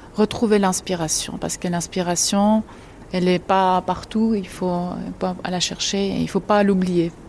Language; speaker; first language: French; non-native, fluent; Georgian